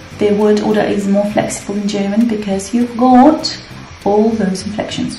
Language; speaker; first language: English; non-native, fluent; Russian